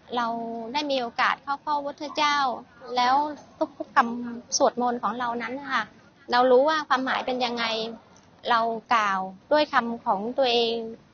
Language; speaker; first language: Thai; non-native, fluent; Vietnamese